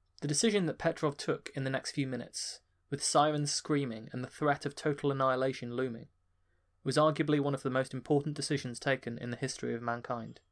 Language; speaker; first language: English; native; English